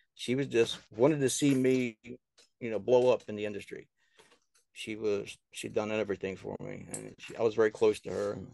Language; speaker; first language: English; native; English